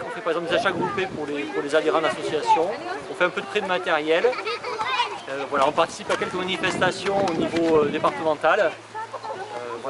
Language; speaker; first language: French; native; French